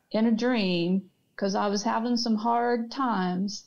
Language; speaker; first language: English; native; English